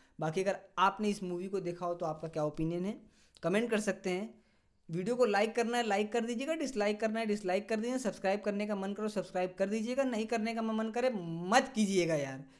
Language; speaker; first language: Hindi; native; Hindi